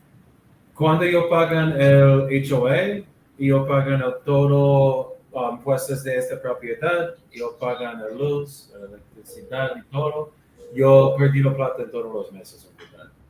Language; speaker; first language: Spanish; non-native, learner; English